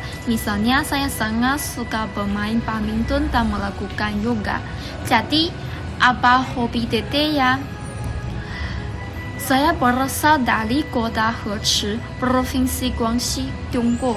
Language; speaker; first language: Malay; non-native, learner; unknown